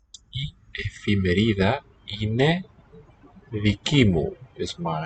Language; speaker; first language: Greek; non-native, learner; English